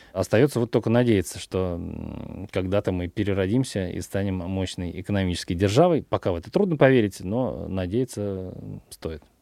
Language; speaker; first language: Russian; native; Russian